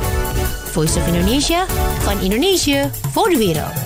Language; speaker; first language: Dutch; non-native, fluent; Indonesian